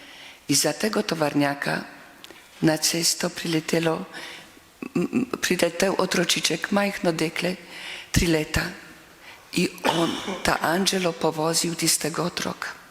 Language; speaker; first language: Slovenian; non-native, fluent; Polish